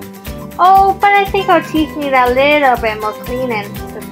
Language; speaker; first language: English; native; English